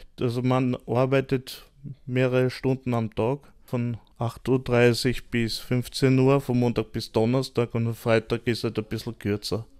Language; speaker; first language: German; early bilingual, other home language; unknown